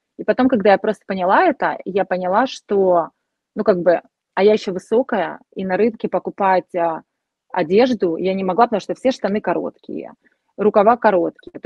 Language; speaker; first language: Russian; native; Russian